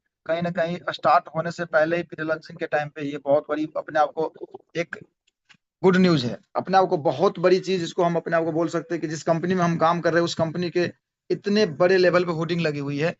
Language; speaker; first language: Hindi; native; Hindi